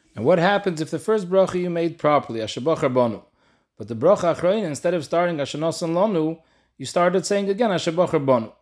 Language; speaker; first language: English; native; English